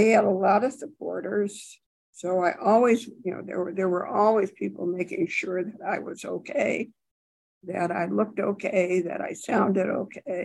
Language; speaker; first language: English; native; English